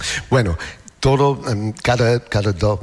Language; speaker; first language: Spanish; non-native, learner; English